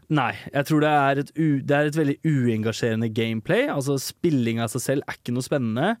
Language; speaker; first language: Norwegian; native; Norwegian